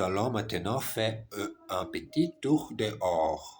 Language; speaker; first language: French; non-native, learner; German